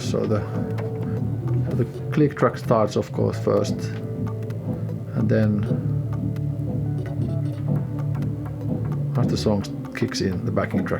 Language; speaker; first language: English; non-native, fluent; Finnish